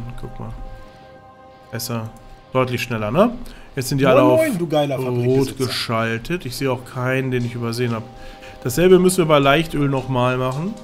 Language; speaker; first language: German; native; German